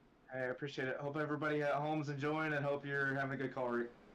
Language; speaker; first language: English; native; English